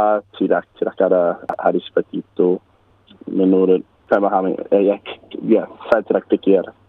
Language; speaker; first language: Indonesian; non-native, learner; English